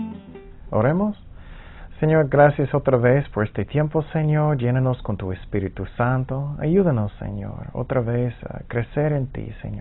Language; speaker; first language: Spanish; non-native, fluent; English